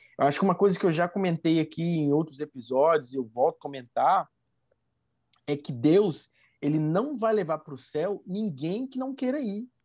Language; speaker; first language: Portuguese; native; Portuguese